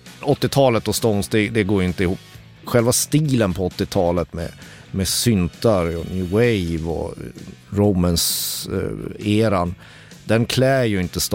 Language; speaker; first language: Swedish; native; Swedish